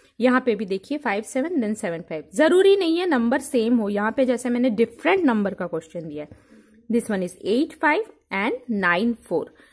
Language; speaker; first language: Hindi; native; Hindi